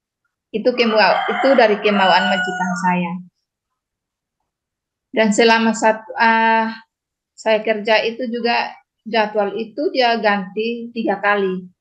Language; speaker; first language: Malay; non-native, local second language; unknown